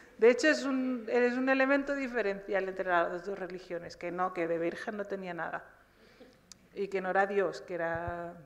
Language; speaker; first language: Spanish; early bilingual, other home language; Riffian